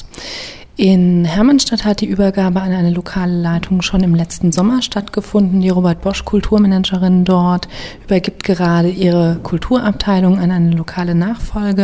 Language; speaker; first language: German; native; German